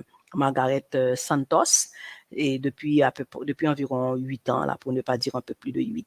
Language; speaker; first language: French; non-native, local second language; Haitian Creole